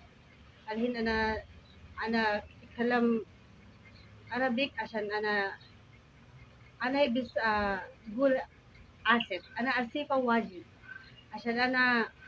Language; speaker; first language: Arabic; non-native, learner; Filipino